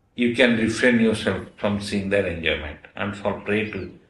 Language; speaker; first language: English; non-native, local second language; Odia